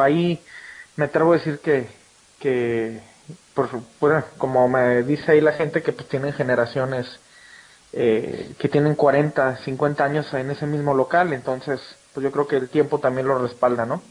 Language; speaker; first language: Spanish; native; Spanish